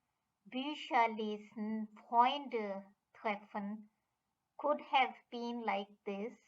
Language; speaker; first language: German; non-native, fluent; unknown